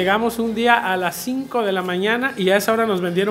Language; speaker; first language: Spanish; native; Spanish